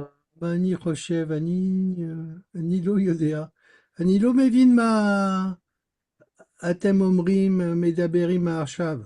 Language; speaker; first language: Hebrew; non-native, learner; French